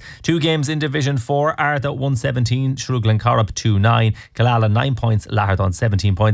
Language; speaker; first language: English; native; English